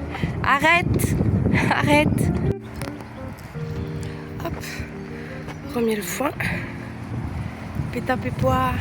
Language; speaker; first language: French; native; French